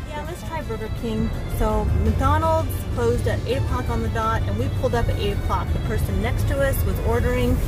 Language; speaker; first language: English; native; English